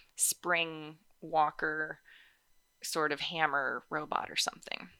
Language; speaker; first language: English; native; English